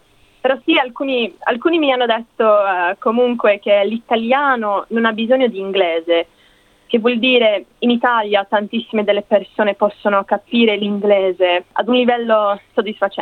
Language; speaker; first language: Italian; non-native, fluent; English